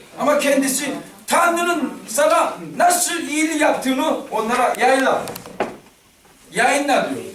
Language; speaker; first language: Turkish; non-native, learner; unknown